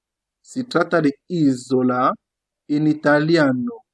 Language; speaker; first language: Italian; non-native, fluent; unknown